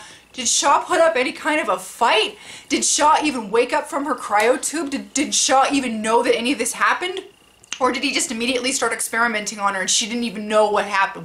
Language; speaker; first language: English; native; English